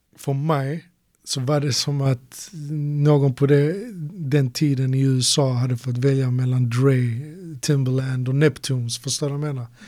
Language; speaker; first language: Swedish; native; Swedish